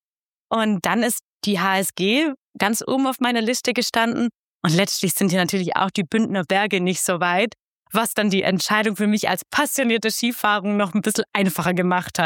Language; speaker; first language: German; native; German